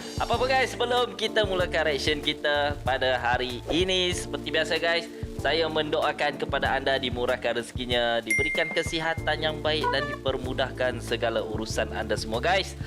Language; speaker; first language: Malay; native; Malay